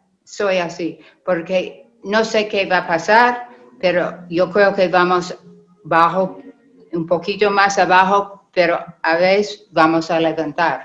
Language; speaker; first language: Spanish; non-native, learner; English